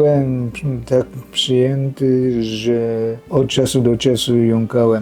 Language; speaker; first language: Polish; non-native, fluent; Japanese